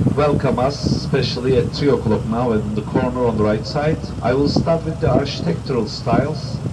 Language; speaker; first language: English; non-native, fluent; Turkish